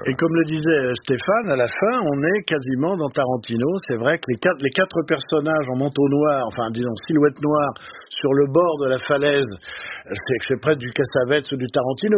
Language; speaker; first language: French; native; French